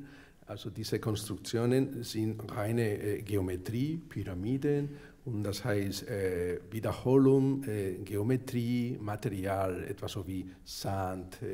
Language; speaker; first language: German; non-native, fluent; Spanish